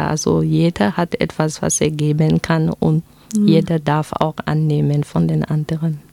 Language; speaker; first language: German; non-native, fluent; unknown